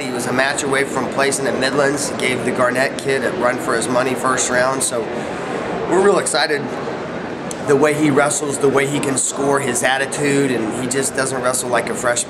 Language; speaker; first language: English; native; English